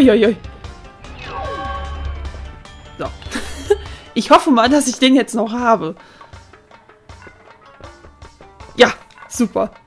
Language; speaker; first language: German; native; German